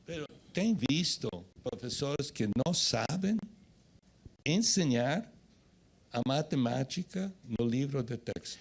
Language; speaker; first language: Portuguese; non-native, fluent; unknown